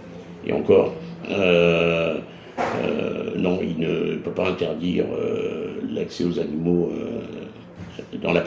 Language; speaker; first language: French; native; French